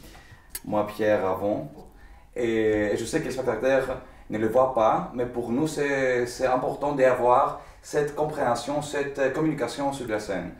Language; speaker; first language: French; non-native, fluent; Greek